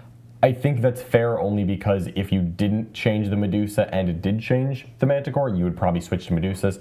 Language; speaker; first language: English; native; English